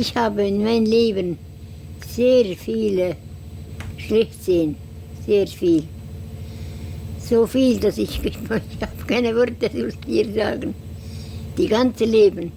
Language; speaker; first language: German; non-native, learner; Estonian